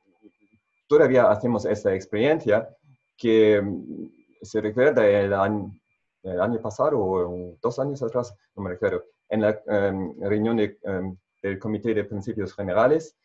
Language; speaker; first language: Spanish; non-native, fluent; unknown